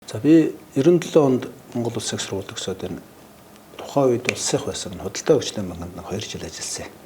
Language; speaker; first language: Mongolian; native; Mongolian